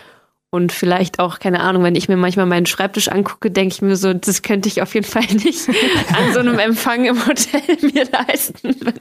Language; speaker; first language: German; native; German